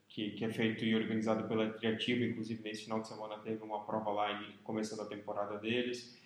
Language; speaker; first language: Portuguese; native; Portuguese